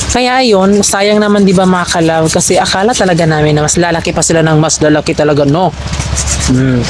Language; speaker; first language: Filipino; non-native, local second language; Cebuano